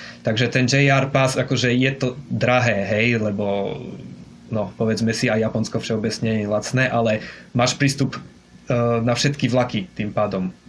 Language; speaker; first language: Slovak; native; Slovak